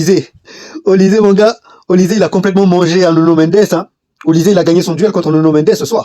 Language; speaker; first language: French; native; French